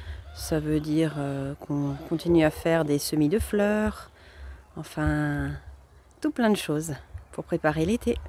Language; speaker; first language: French; native; French